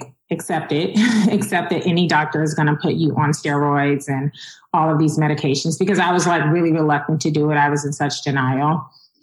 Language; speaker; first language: English; native; English